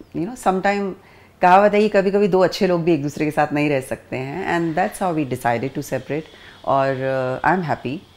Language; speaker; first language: Hindi; native; Hindi